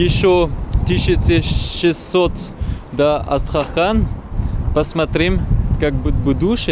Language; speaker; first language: Russian; non-native, learner; French